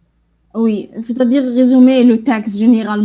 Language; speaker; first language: French; non-native, learner; Arabic